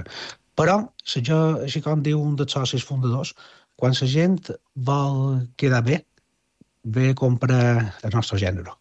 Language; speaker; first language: Catalan; native; Catalan